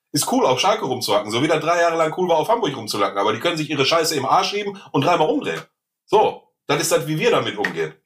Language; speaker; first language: German; native; German